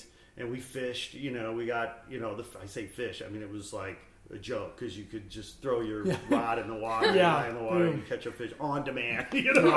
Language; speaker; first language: English; native; English